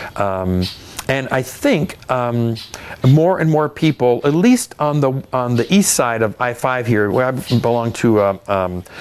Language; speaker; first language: English; native; English